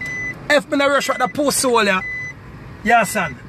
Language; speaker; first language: English; native; English